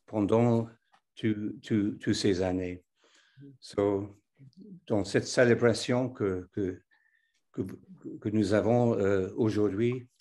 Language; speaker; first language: French; non-native, fluent; English